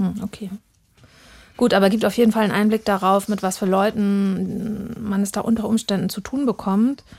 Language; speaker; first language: German; native; German